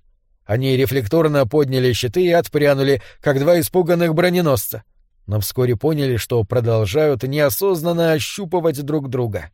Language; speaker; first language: Russian; native; Russian